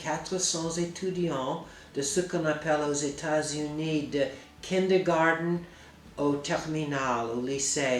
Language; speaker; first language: French; non-native, fluent; English